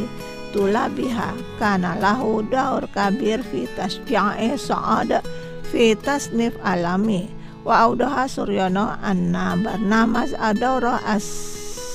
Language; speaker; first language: Arabic; non-native, fluent; Indonesian